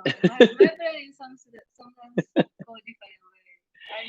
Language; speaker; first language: English; non-native, learner; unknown